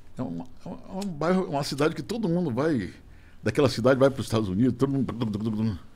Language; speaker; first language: Portuguese; native; Portuguese